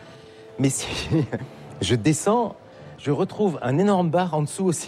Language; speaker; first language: French; native; French